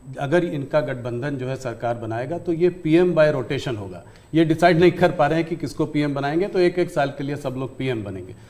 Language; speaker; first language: Hindi; native; Hindi